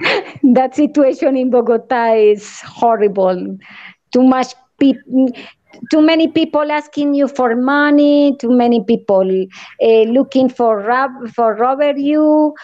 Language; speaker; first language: English; non-native, learner; Spanish